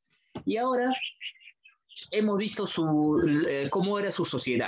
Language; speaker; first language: Spanish; native; Spanish